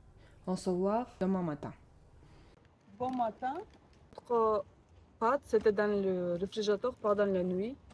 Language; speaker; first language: French; non-native, learner; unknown